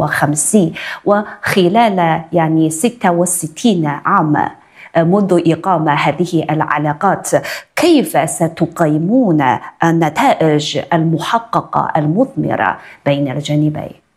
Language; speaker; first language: Arabic; non-native, fluent; Chinese